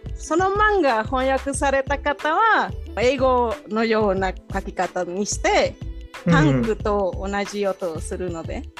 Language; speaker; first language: Japanese; non-native, fluent; Spanish